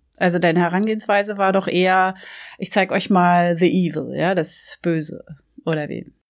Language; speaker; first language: German; native; German